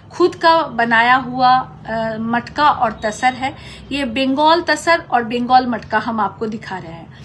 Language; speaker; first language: Hindi; non-native, local second language; Bangla